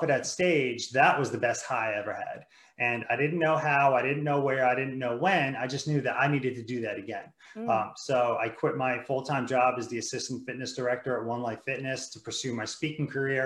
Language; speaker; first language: English; native; English